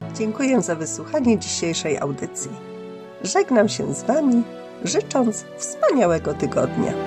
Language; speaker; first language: Polish; native; Polish